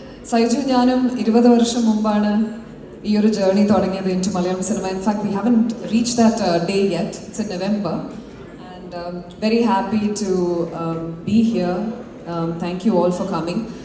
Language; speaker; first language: Malayalam; early bilingual, heritage; Malayalam